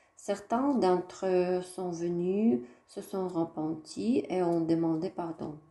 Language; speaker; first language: French; non-native, fluent; Russian